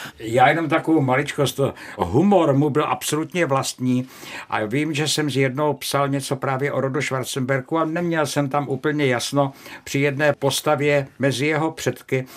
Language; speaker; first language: Czech; native; Czech